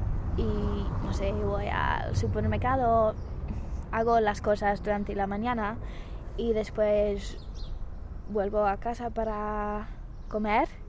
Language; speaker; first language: Spanish; non-native, fluent; English